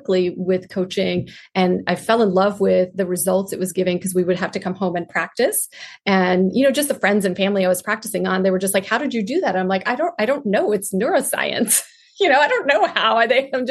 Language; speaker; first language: English; non-native, local second language; Hindi